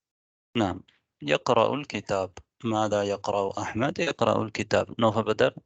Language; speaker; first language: Arabic; non-native, fluent; Tamil